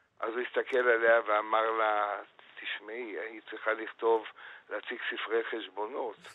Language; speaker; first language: Hebrew; native; Hebrew